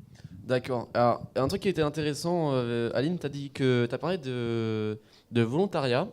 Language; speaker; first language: French; native; French